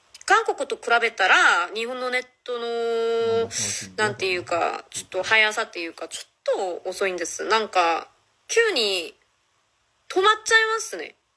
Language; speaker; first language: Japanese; non-native, fluent; Korean